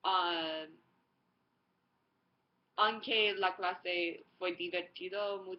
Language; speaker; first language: Spanish; non-native, learner; English